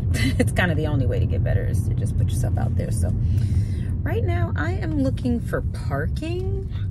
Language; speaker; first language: English; early bilingual, other home language; Spanish